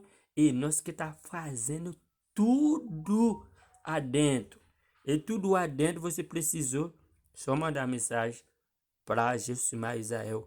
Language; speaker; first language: Portuguese; non-native, learner; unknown